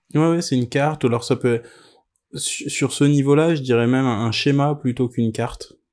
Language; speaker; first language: French; native; French